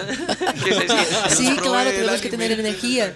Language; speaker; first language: Spanish; non-native, fluent; Portuguese